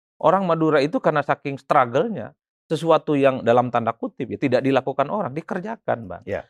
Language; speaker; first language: Indonesian; non-native, local second language; Madurese